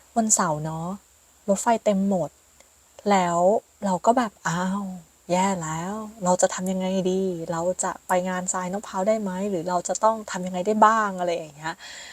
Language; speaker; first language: Thai; native; Thai